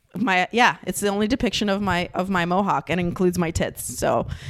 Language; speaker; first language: English; non-native, fluent; Russian